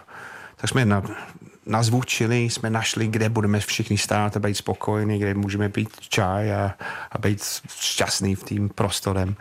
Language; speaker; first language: Czech; non-native, learner; English